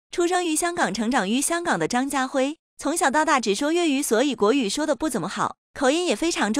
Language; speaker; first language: Chinese; native; Chinese